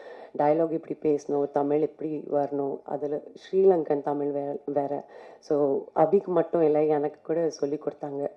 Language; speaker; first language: Tamil; non-native, fluent; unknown